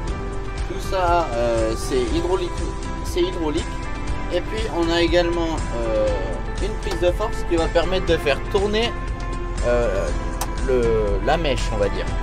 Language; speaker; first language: French; native; French